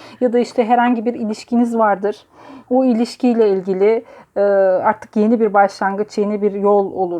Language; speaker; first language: Turkish; native; Turkish